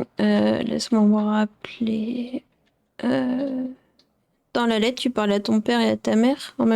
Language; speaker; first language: French; native; French